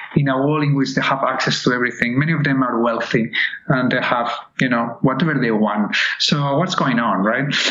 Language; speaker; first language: English; non-native, fluent; Spanish